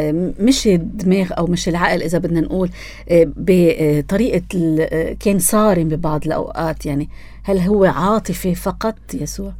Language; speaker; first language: Arabic; native; Arabic